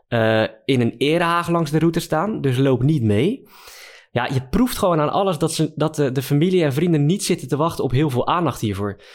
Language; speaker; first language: Dutch; native; Dutch